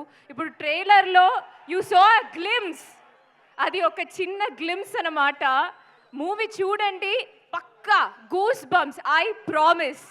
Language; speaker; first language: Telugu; non-native, fluent; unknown